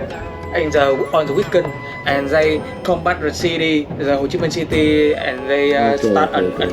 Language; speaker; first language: English; non-native, learner; Vietnamese